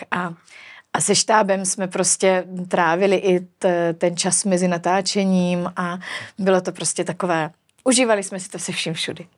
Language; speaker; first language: Czech; native; Czech